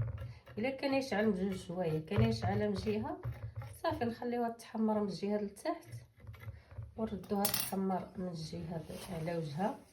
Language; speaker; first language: Arabic; native; Arabic